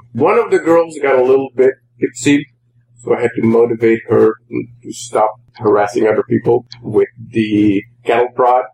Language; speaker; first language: English; native; English